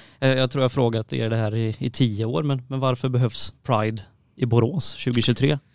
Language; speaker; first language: Swedish; native; Swedish